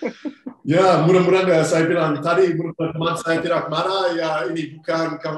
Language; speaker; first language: Indonesian; non-native, fluent; English